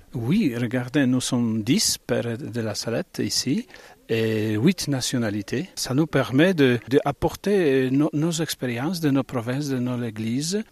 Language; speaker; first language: French; non-native, fluent; Italian